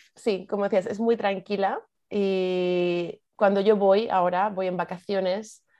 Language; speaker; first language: Spanish; native; Spanish